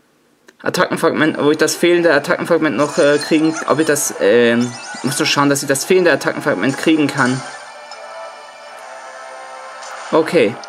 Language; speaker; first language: German; native; German